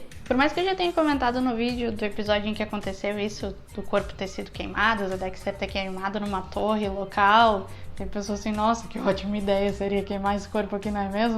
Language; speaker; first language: Portuguese; native; Portuguese